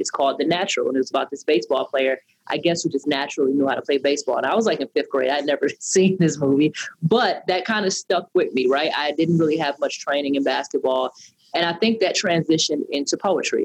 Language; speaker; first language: English; native; English